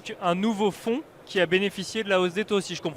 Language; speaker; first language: French; native; French